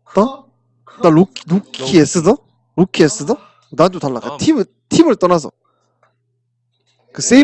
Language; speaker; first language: Korean; native; Korean